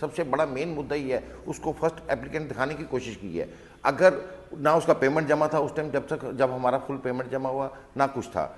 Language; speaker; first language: Hindi; native; Hindi